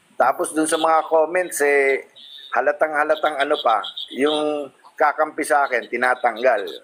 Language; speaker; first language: Filipino; native; Filipino